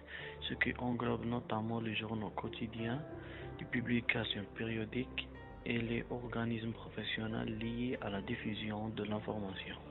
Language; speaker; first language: French; non-native, learner; Arabic